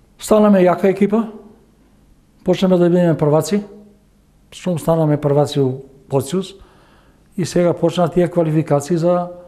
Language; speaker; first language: Macedonian; native; Macedonian